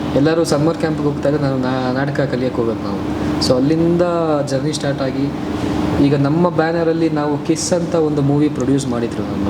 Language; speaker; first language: Kannada; non-native, local second language; Tulu